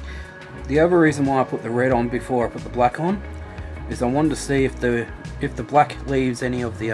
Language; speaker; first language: English; native; English